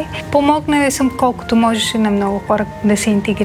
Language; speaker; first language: Bulgarian; non-native, learner; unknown